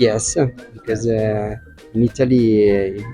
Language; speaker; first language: English; non-native, learner; Italian